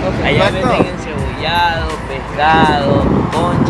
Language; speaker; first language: Spanish; non-native, learner; English